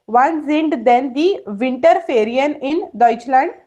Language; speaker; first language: German; non-native, fluent; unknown